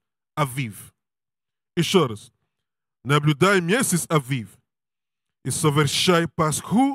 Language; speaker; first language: Russian; non-native, learner; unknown